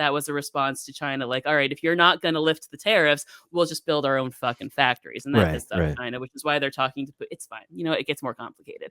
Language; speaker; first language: English; native; English